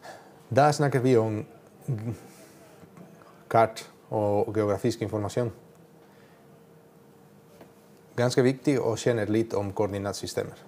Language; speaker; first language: Norwegian; non-native, learner; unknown